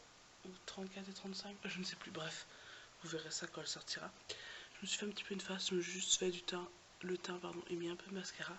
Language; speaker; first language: French; native; French